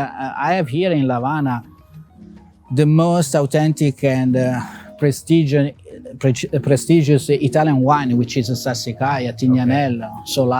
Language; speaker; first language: English; non-native, fluent; Italian